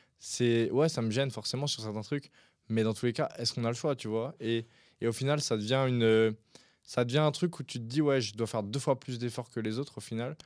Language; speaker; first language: French; native; French